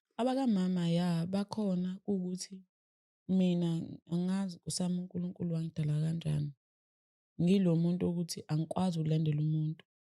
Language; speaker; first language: Zulu; native; Zulu